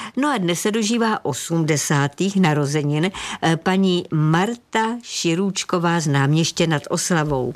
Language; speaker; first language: Czech; native; Czech